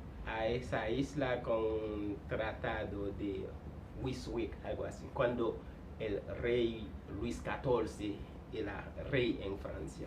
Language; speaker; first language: Spanish; non-native, fluent; Haitian Creole